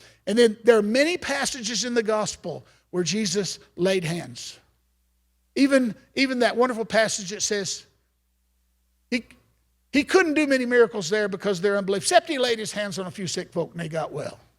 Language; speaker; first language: English; native; English